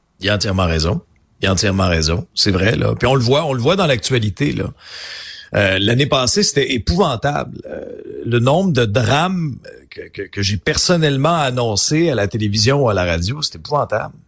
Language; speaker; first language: French; native; French